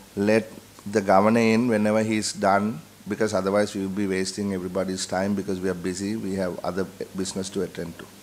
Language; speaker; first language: English; non-native, local second language; Sinhala